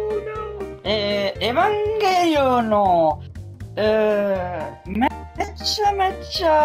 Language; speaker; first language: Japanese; non-native, learner; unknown